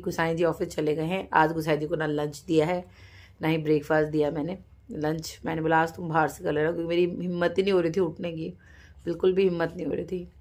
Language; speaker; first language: Hindi; native; Hindi